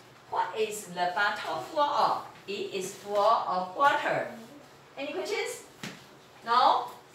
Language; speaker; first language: English; non-native, fluent; Chinese